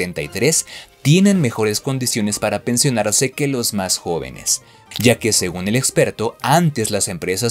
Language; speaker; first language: Spanish; native; Spanish